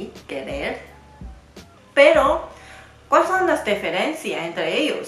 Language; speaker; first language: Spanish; non-native, fluent; Chinese